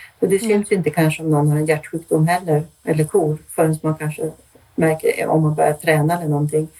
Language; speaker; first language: Swedish; native; Swedish